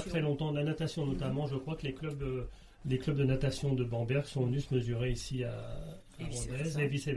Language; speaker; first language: French; native; French